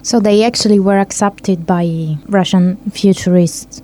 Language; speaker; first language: English; non-native, fluent; Italian